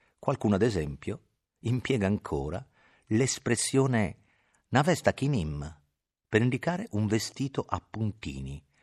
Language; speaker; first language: Italian; native; Italian